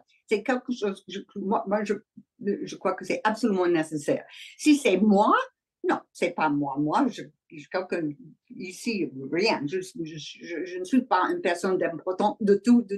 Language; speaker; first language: French; non-native, learner; English